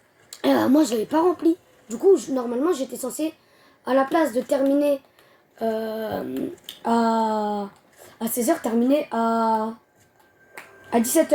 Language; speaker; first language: French; native; French